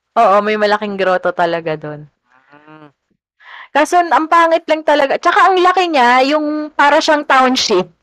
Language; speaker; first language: Filipino; native; Filipino